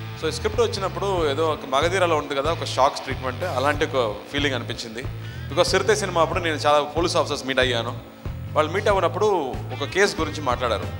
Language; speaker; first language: Telugu; non-native, learner; Tamil